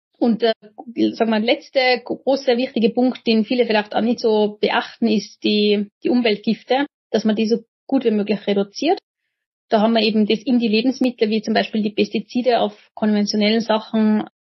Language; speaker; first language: German; native; German